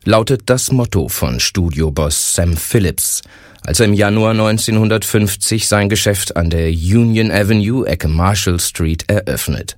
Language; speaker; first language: German; native; German